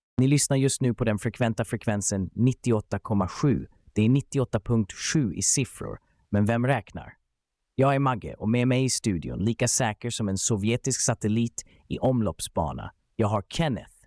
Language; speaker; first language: Swedish; native; Swedish